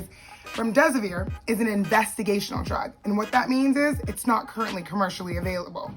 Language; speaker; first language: English; native; English